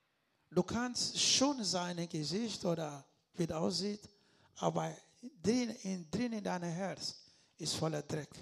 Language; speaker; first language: German; non-native, learner; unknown